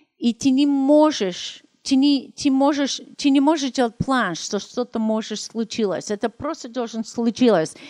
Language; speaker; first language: Russian; non-native, learner; English